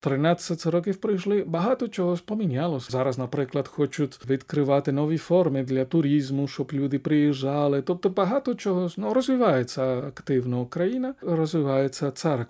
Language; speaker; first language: Ukrainian; non-native, fluent; Spanish